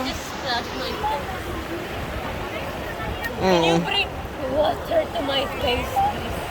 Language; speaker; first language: English; early bilingual, heritage; English